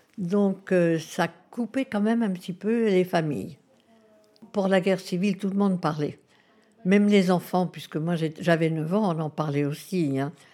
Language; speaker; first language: French; early bilingual, other home language; Spanish